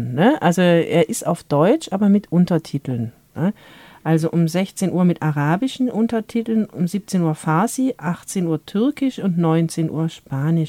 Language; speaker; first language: German; native; German